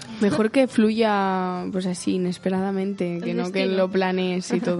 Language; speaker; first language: Spanish; native; Spanish